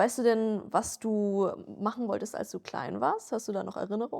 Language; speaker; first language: German; native; German